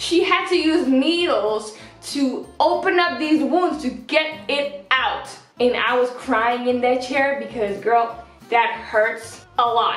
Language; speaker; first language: English; non-native, fluent; Dutch